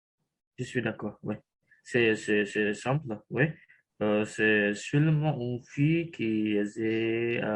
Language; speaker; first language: French; non-native, learner; Indonesian